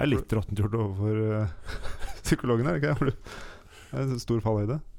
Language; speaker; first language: Norwegian; native; Norwegian